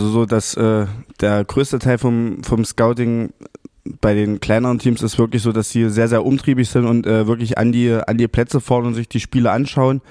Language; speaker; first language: German; native; German